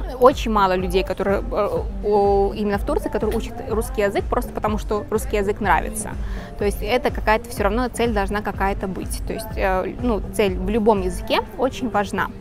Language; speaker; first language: Russian; native; Russian